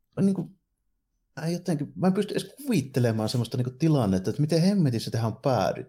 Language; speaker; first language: Finnish; native; Finnish